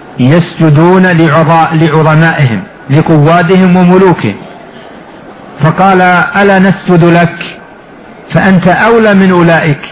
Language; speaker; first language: Arabic; native; Arabic